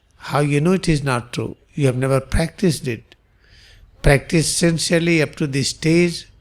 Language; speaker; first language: English; non-native, local second language; Hindi